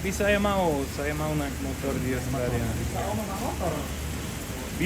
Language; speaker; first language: Indonesian; non-native, learner; English